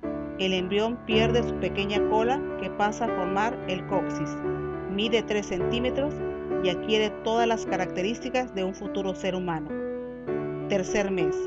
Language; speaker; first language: Spanish; native; Spanish